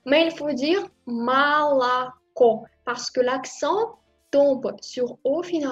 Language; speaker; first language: French; non-native, fluent; Russian